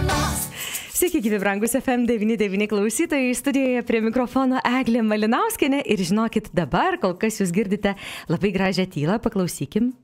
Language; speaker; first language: Lithuanian; native; Lithuanian